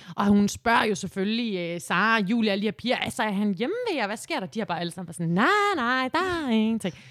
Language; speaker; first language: Danish; native; Danish